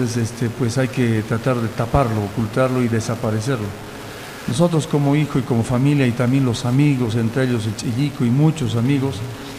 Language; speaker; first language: Spanish; non-native, local second language; Quechua